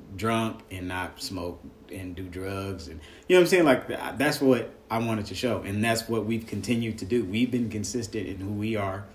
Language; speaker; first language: English; native; English